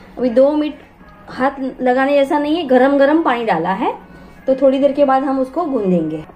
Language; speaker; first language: Hindi; non-native, local second language; Marathi